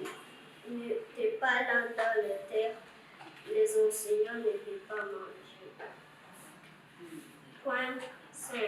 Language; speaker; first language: French; non-native, learner; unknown